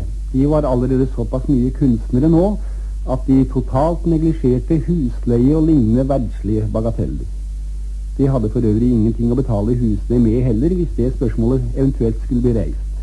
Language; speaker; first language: Norwegian; native; Norwegian